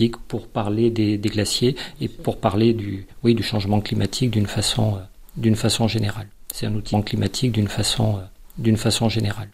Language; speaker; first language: French; native; French